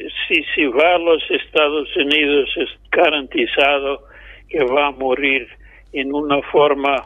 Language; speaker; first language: Spanish; non-native, fluent; English